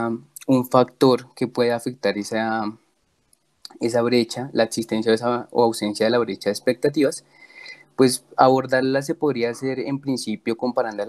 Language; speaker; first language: Spanish; native; Spanish